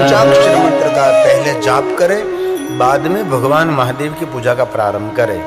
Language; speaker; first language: Hindi; non-native, local second language; Gujarati